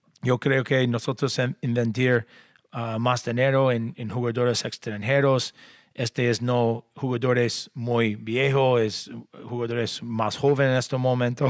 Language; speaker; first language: Spanish; non-native, learner; English